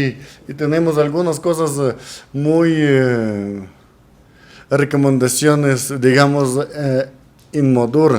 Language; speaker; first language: Spanish; non-native, learner; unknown